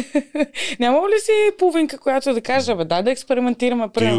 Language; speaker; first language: Bulgarian; native; Bulgarian